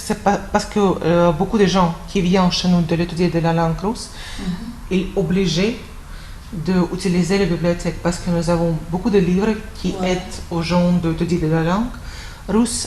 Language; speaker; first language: French; non-native, fluent; Russian